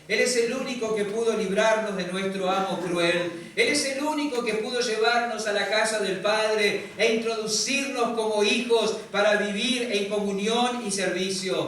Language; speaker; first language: Spanish; native; Spanish